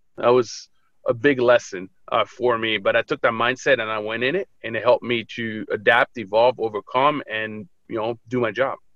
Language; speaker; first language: English; early bilingual, other home language; French